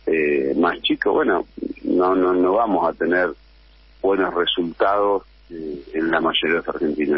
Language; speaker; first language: Spanish; native; Spanish